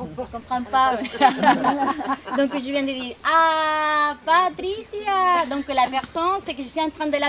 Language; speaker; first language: French; non-native, fluent; Spanish